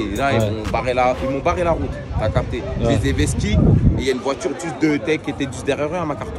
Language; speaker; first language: French; native; French